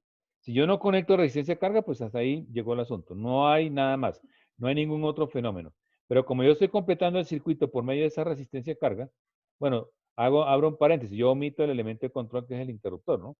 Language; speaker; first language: Spanish; native; Spanish